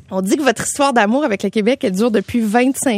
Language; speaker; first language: French; native; French